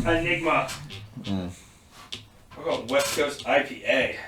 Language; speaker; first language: English; native; English